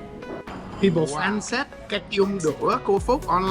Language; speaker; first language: Vietnamese; non-native, learner; English